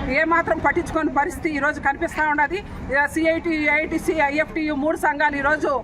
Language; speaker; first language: Telugu; native; Telugu